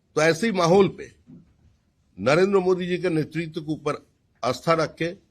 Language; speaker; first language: Hindi; non-native, local second language; Bangla